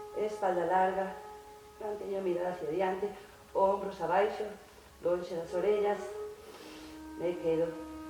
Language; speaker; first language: Galician; non-native, local second language; Spanish